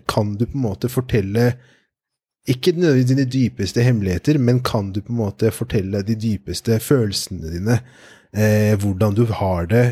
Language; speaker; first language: Norwegian; native; Norwegian